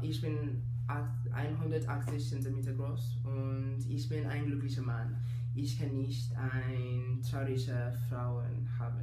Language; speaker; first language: German; non-native, learner; Spanish